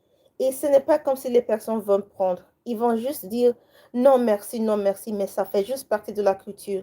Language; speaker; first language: French; non-native, learner; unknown